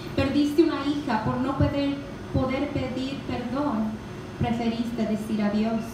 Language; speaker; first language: Spanish; early bilingual, other home language; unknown